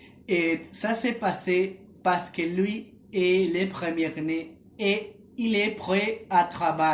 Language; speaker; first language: French; non-native, learner; Spanish